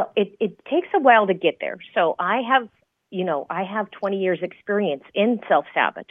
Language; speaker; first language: English; native; English